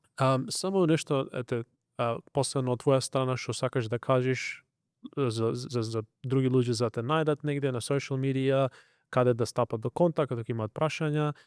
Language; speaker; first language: Macedonian; early bilingual, heritage; Macedonian